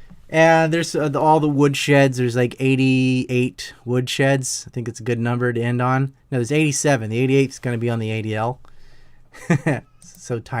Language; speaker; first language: English; native; English